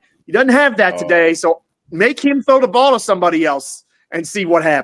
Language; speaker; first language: English; native; English